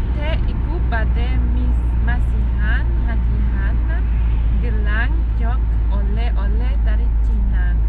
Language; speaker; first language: Sundanese; non-native, learner; German